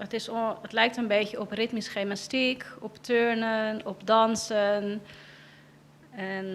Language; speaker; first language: Dutch; native; Dutch